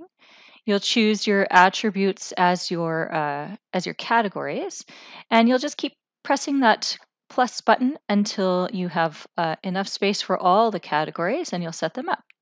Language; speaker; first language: English; native; English